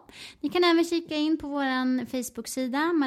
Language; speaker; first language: Swedish; native; Swedish